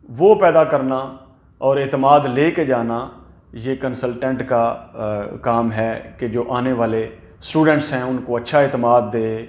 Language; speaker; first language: Urdu; non-native, local second language; Punjabi